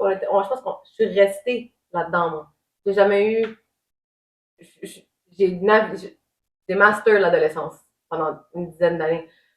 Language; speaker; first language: French; native; French